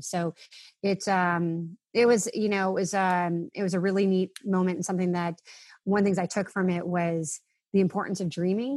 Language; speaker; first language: English; native; English